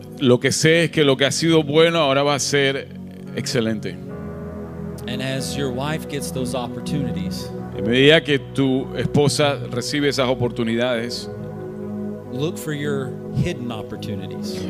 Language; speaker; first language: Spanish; non-native, learner; English